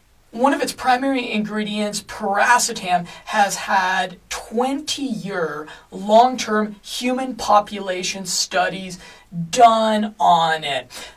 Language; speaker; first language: English; native; English